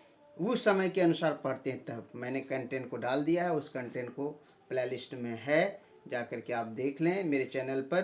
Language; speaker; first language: Hindi; native; Hindi